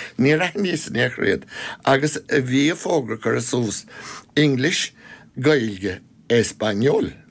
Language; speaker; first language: Irish; non-native, local second language; English